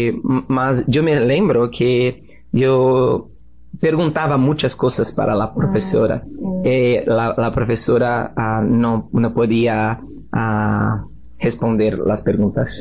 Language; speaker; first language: Spanish; non-native, learner; Portuguese